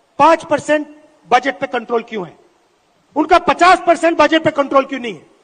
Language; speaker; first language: Hindi; native; Hindi